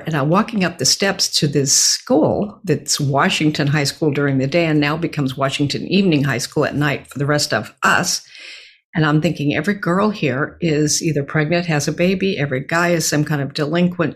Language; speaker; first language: English; native; English